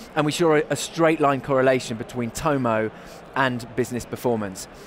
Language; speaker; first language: English; native; English